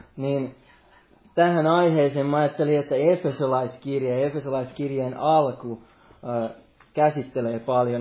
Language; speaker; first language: Finnish; non-native, local second language; Swedish